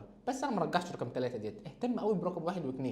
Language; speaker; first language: Arabic; native; Arabic